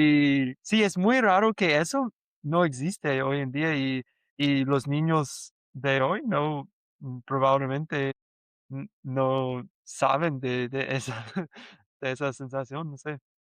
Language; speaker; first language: Spanish; non-native, learner; English